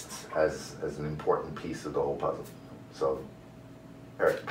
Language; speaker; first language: English; native; English